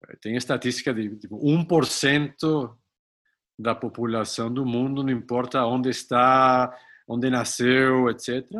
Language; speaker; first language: Portuguese; non-native, fluent; Spanish